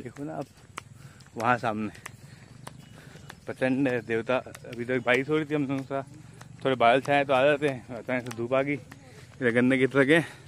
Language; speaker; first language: Hindi; native; Hindi